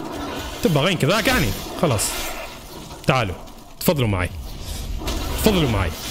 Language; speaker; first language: Arabic; native; Arabic